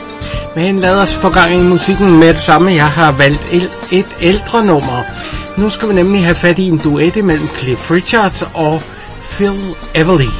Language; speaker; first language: Danish; native; Danish